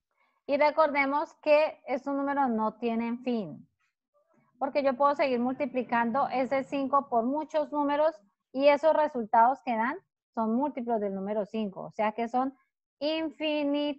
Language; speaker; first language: Spanish; native; Spanish